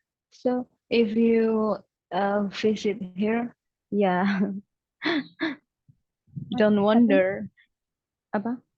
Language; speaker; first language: English; non-native, learner; Indonesian